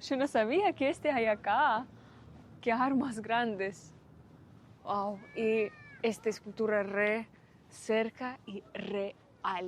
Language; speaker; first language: Spanish; non-native, fluent; Russian